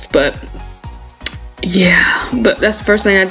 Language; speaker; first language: English; native; English